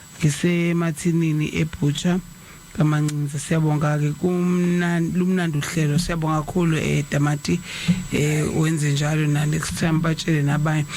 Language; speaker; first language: Zulu; native; Zulu